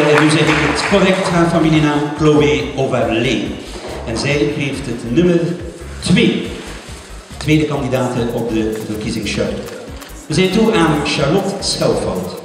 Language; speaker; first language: Dutch; native; Dutch